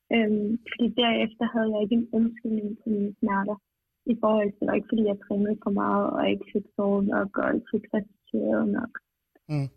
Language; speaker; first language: Danish; early bilingual, other home language; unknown